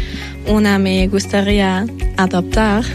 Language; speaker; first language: Spanish; non-native, fluent; German